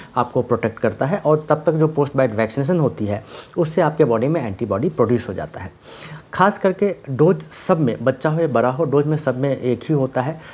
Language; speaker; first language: Hindi; native; Hindi